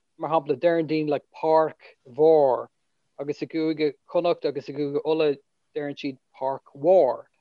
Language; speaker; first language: Irish; non-native, local second language; English